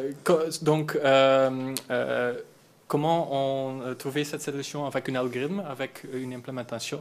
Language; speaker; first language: French; non-native, learner; Dutch